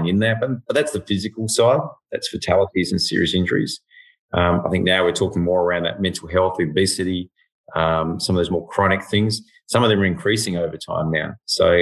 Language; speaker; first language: English; native; English